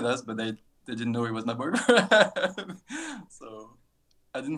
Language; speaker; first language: English; non-native, fluent; French